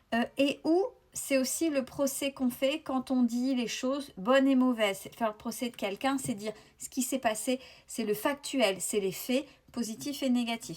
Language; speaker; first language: French; native; French